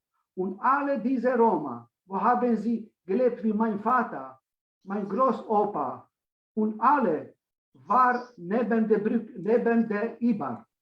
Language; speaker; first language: German; non-native, fluent; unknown